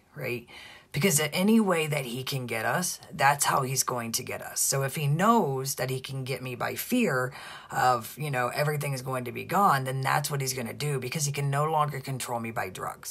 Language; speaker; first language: English; native; English